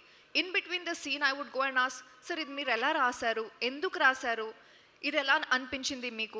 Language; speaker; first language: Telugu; non-native, local second language; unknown